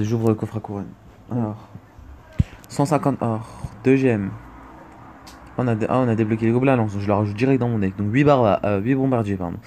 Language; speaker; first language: French; native; French